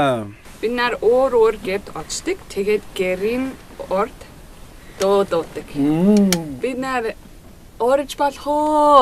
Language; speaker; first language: Mongolian; non-native, learner; English